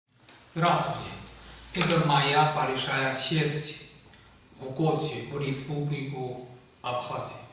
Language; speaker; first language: Russian; non-native, learner; Chinese